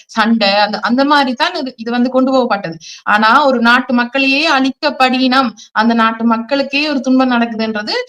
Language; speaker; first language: Tamil; early bilingual, heritage; Tamil